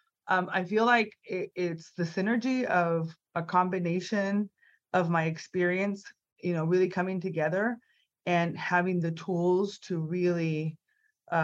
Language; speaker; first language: English; non-native, fluent; Spanish